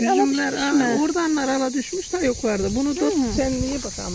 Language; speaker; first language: Turkish; native; Turkish